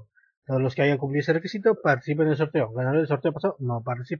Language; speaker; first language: Spanish; native; Spanish